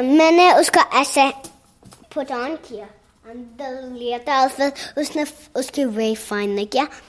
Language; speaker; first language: Hindi; early bilingual, heritage; Hindi